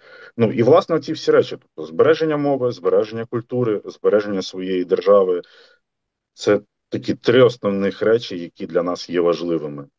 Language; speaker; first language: Ukrainian; native; Ukrainian